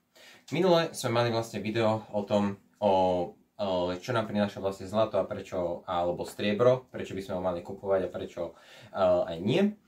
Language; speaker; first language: Slovak; native; Slovak